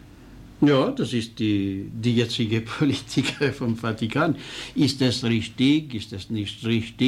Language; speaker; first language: German; non-native, local second language; French